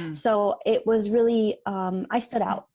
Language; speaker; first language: English; native; English